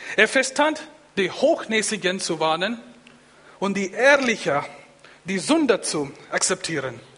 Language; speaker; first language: German; non-native, fluent; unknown